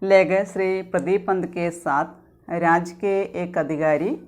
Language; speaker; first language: Hindi; non-native, local second language; Malayalam